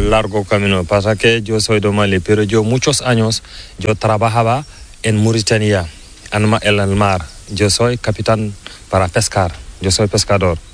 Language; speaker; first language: Spanish; non-native, learner; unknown